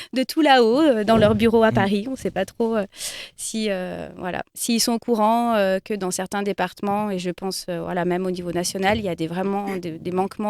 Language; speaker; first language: French; native; French